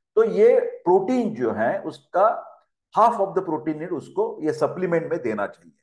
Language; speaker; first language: Hindi; non-native, local second language; Marathi